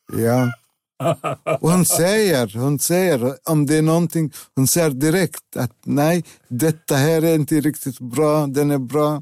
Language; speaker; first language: Swedish; non-native, learner; Arabic